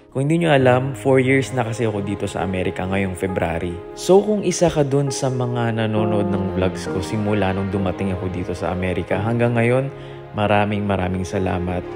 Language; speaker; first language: Filipino; native; Filipino